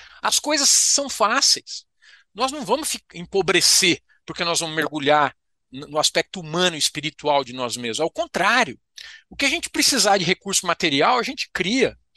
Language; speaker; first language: Portuguese; native; Portuguese